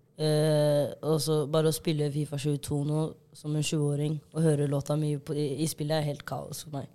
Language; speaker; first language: Norwegian; early bilingual, other home language; Somali